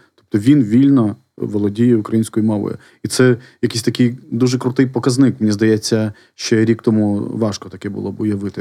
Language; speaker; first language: Ukrainian; non-native, local second language; Russian